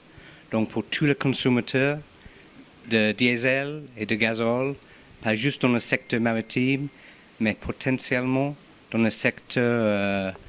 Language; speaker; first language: French; non-native, fluent; English